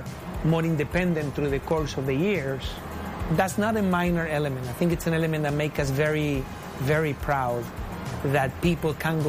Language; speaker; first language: English; non-native, fluent; Spanish